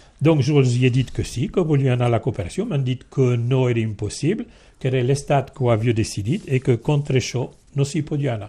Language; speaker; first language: Catalan; non-native, local second language; French